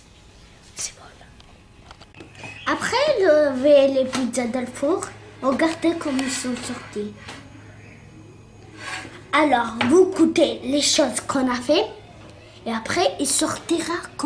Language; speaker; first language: French; non-native, learner; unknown